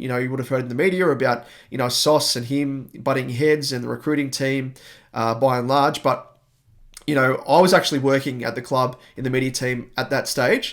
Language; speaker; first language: English; native; English